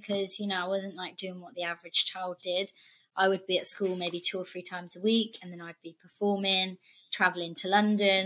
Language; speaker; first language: English; native; English